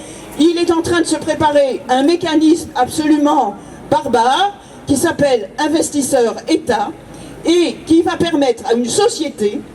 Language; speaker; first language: French; native; French